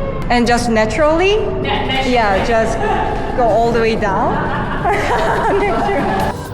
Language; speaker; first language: English; non-native, fluent; Korean